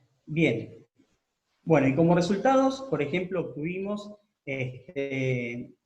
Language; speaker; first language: Spanish; native; Spanish